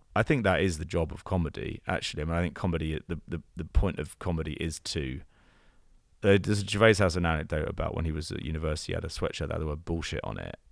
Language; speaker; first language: English; native; English